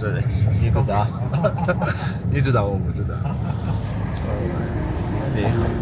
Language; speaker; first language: Chinese; non-native, learner; Polish